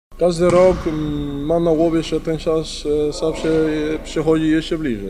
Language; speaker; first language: Polish; non-native, learner; Spanish